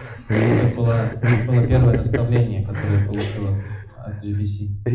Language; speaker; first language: Russian; native; Russian